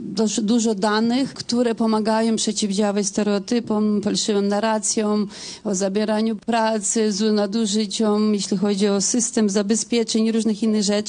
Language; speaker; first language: Polish; non-native, fluent; Ukrainian